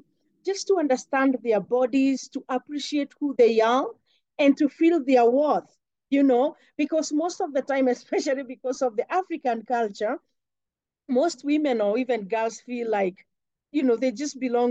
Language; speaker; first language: English; non-native, local second language; Kikuyu